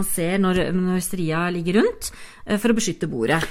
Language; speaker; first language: Norwegian; native; Norwegian